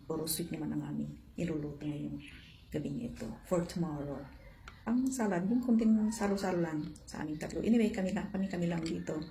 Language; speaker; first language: Filipino; non-native, local second language; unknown